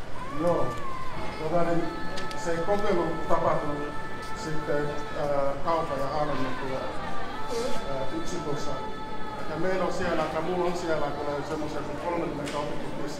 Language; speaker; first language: Finnish; non-native, fluent; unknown